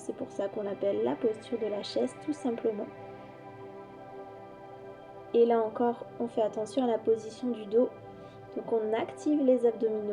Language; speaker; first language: French; native; French